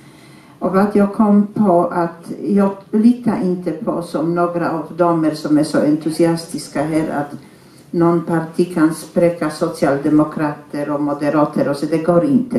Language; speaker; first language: Swedish; non-native, fluent; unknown